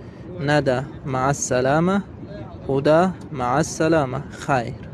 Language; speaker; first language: Arabic; non-native, fluent; Tajik